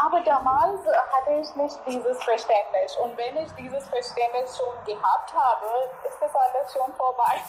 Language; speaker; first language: German; non-native, learner; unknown